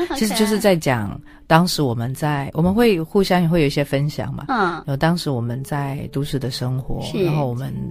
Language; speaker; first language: Chinese; non-native, local second language; Amis